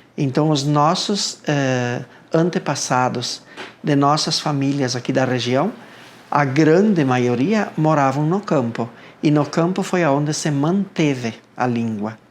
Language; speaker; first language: Portuguese; native; Portuguese